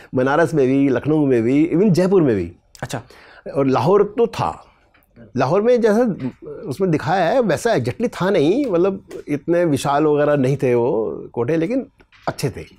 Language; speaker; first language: Hindi; native; Hindi